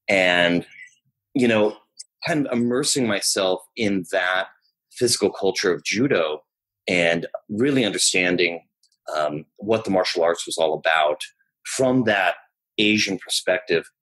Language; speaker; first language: English; native; English